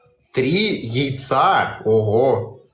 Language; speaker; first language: Russian; native; Russian